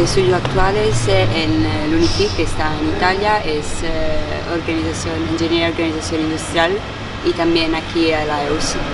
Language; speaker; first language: Spanish; non-native, learner; Italian